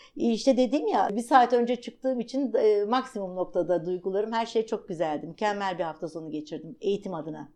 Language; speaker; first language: Turkish; native; Turkish